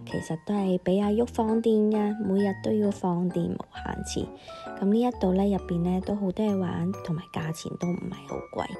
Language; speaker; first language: Cantonese; native; Cantonese